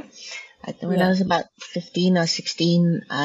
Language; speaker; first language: English; non-native, local second language; Min Nan Chinese